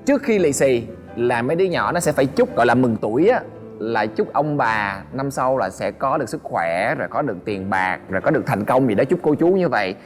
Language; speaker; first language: Vietnamese; native; Vietnamese